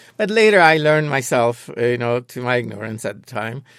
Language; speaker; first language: English; non-native, fluent; Persian